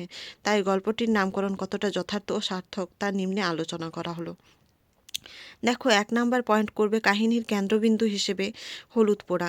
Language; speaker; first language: Bangla; native; Bangla